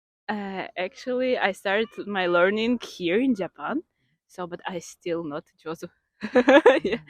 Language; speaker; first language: English; non-native, fluent; Ukrainian